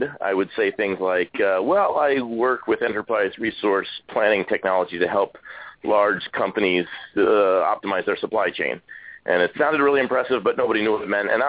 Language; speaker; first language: English; native; English